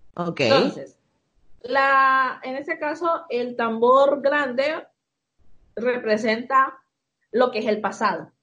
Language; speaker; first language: Spanish; native; Spanish